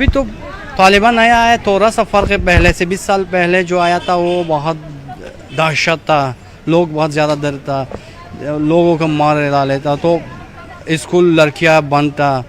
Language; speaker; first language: Hindi; non-native, learner; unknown